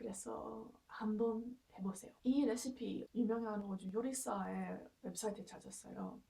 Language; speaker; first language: Korean; non-native, learner; English